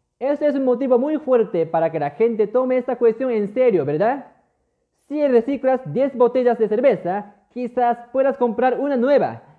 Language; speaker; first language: Spanish; non-native, fluent; Japanese